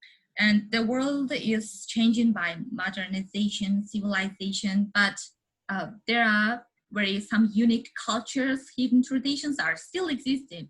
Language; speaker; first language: English; non-native, learner; Mongolian